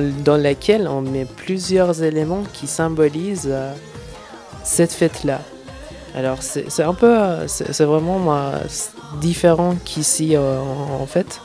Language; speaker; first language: French; non-native, fluent; Persian